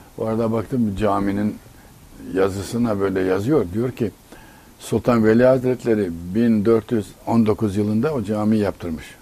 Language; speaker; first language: Turkish; native; Turkish